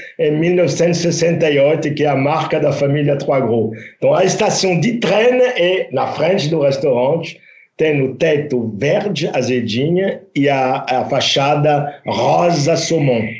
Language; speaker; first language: Portuguese; non-native, fluent; French